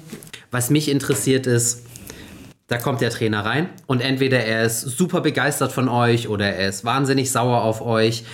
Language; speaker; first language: German; native; German